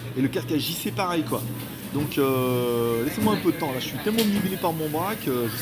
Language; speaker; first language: French; native; French